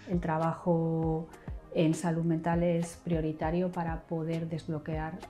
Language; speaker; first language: Spanish; native; Spanish